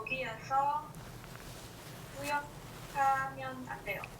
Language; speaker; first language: Korean; non-native, learner; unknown